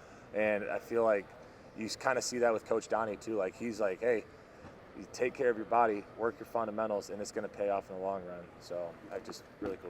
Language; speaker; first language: English; native; English